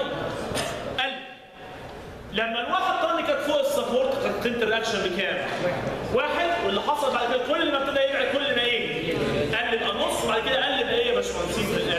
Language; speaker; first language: Arabic; native; Arabic